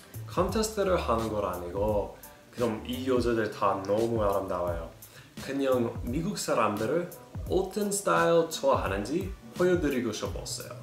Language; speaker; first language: Korean; non-native, learner; Russian